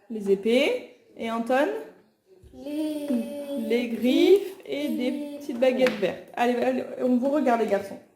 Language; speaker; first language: French; native; French